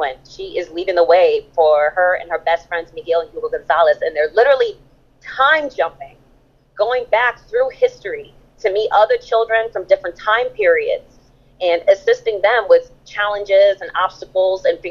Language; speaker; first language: English; early bilingual, other home language; German